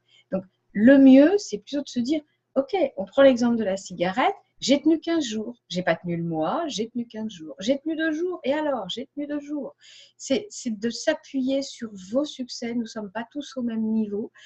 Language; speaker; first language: French; native; French